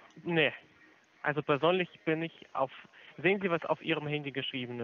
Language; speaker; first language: German; non-native, fluent; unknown